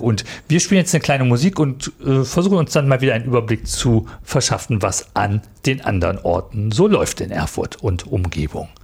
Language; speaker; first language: German; native; German